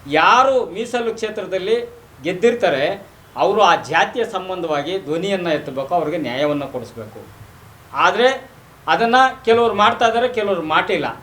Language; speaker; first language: Kannada; native; Kannada